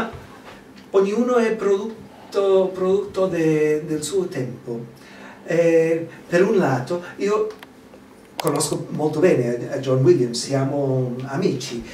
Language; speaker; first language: Italian; non-native, fluent; English